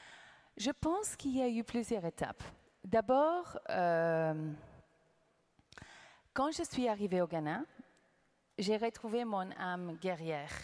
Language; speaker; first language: French; non-native, fluent; English